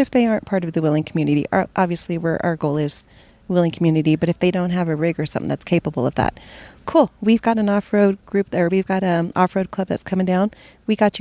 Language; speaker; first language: English; native; English